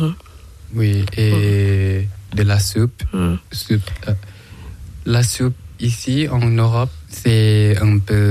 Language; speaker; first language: French; non-native, learner; Thai